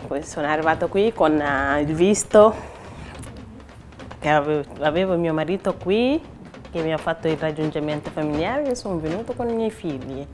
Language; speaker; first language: Italian; non-native, fluent; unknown